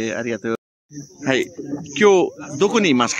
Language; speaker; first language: Japanese; non-native, learner; Nepali